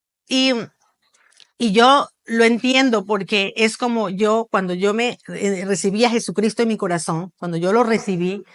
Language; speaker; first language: Spanish; native; Spanish